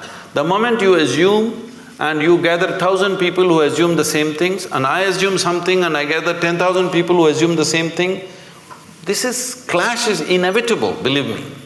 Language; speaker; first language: English; non-native, local second language; Kannada